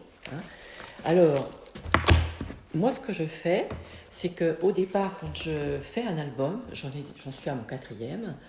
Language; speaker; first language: French; native; French